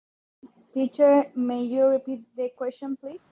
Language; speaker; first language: English; non-native, learner; Spanish